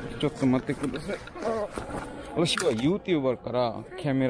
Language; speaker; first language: Japanese; non-native, learner; Bangla